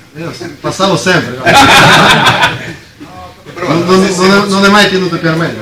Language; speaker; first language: Italian; non-native, learner; Russian